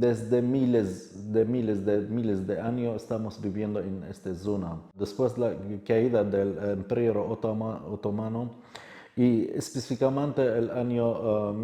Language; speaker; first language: Spanish; non-native, fluent; Kurdish